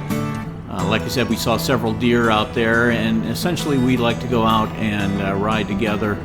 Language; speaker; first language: English; native; English